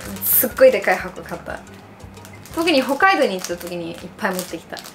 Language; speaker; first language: Japanese; non-native, fluent; English